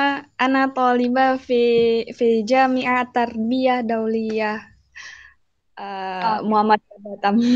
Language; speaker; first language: Arabic; non-native, learner; Indonesian